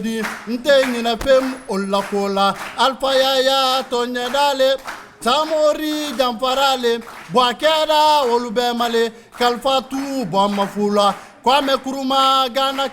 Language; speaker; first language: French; non-native, local second language; Mandingo